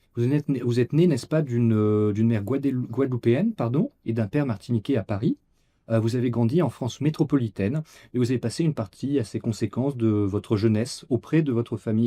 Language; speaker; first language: French; native; French